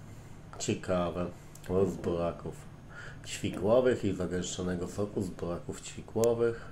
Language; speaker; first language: Polish; native; Polish